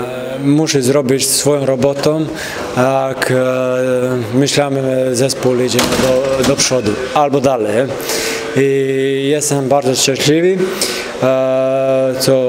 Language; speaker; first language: Polish; non-native, learner; Croatian